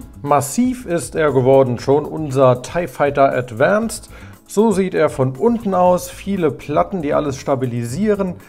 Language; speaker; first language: German; native; German